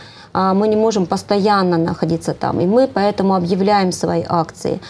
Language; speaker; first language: Russian; native; Russian